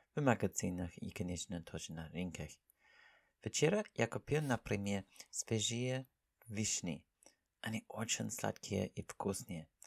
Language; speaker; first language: Russian; non-native, learner; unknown